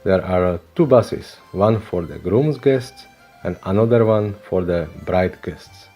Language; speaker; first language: English; non-native, learner; Slovak